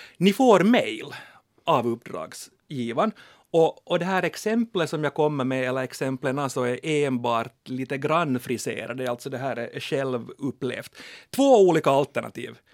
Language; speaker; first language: Swedish; native; Swedish